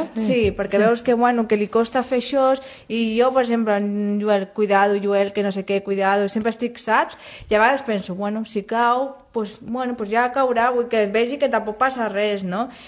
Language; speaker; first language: Catalan; non-native, local second language; Spanish